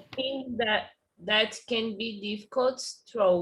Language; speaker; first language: English; non-native, learner; Portuguese